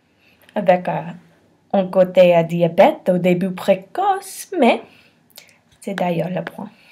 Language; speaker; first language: French; non-native, learner; English